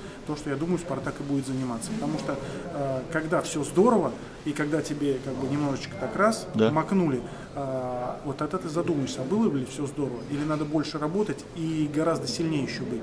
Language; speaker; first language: Russian; native; Russian